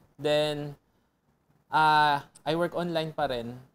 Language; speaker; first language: Filipino; native; Filipino